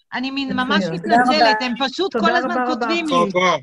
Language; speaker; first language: Hebrew; native; Hebrew